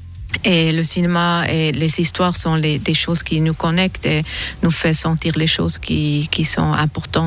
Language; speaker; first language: French; non-native, local second language; German